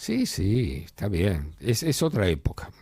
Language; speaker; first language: Spanish; native; Spanish